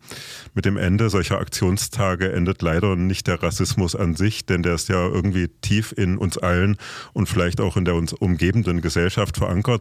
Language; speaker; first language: German; native; German